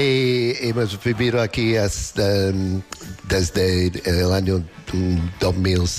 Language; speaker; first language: Spanish; non-native, learner; English